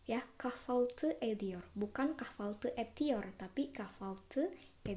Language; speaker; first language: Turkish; non-native, fluent; Indonesian